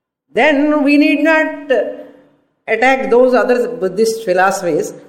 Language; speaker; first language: English; non-native, local second language; Tamil